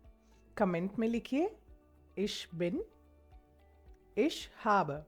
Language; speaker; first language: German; non-native, fluent; Hindi